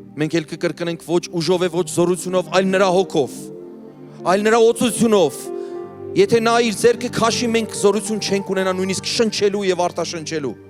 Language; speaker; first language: Armenian; native; Armenian